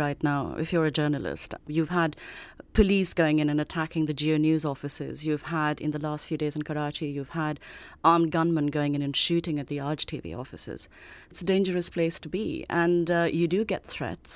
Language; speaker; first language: English; non-native, local second language; Urdu